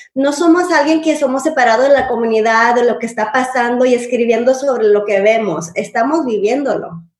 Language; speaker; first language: Spanish; early bilingual, heritage; Spanish